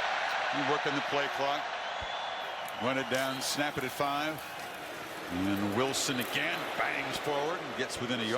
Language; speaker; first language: English; native; English